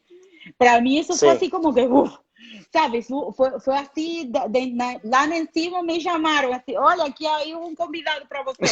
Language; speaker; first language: Portuguese; non-native, fluent; Spanish